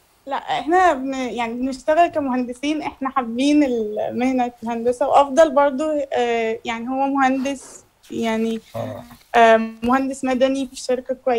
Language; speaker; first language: Arabic; native; Arabic